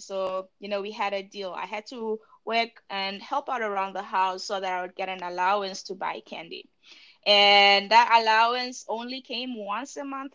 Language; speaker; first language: English; non-native, local second language; Shona